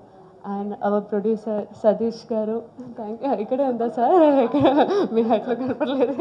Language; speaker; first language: Telugu; non-native, learner; Malayalam